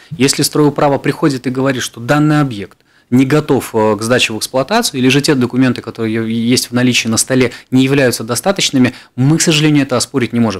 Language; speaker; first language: Russian; native; Russian